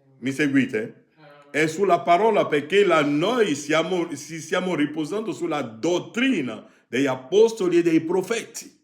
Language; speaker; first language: Italian; non-native, fluent; French